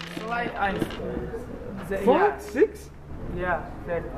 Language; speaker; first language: English; non-native, learner; Albanian